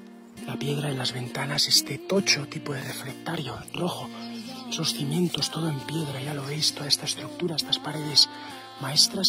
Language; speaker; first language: Spanish; native; Spanish